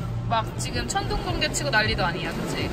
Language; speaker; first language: Korean; native; Korean